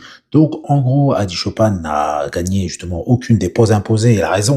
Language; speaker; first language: French; native; French